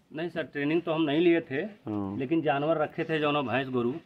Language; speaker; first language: Hindi; native; Hindi